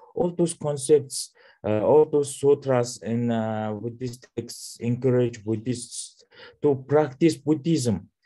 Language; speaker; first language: English; non-native, learner; Mongolian